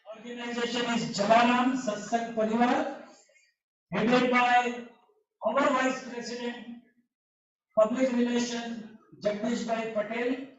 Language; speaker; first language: English; non-native, local second language; Gujarati